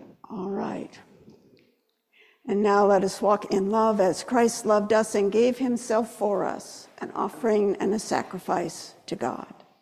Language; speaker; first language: English; native; English